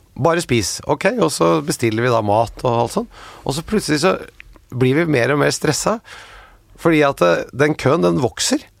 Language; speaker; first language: Norwegian; native; Norwegian